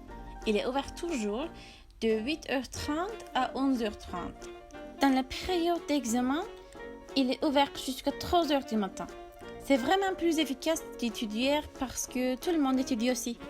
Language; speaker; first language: French; non-native, learner; Turkish